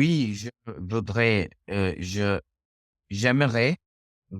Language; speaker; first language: French; non-native, learner; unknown